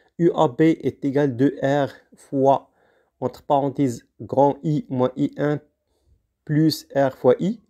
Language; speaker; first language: French; non-native, local second language; Arabic